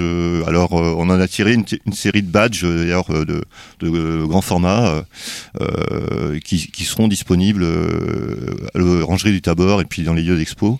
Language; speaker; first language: French; native; French